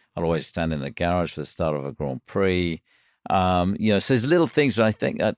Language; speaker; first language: English; native; English